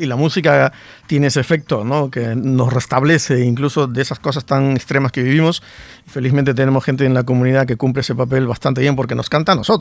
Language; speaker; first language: Spanish; native; Spanish